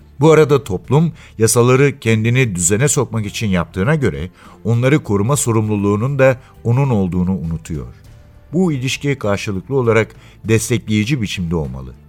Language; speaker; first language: Turkish; native; Turkish